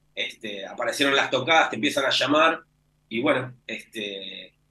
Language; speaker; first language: Spanish; native; Spanish